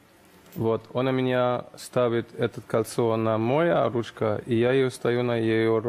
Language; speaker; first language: Russian; non-native, learner; German